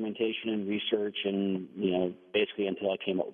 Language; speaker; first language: English; non-native, fluent; Danish